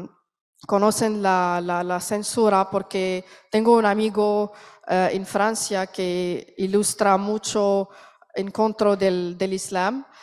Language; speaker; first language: Spanish; non-native, learner; Arabic